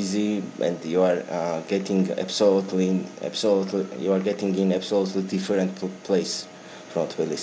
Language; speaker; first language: English; non-native, learner; Georgian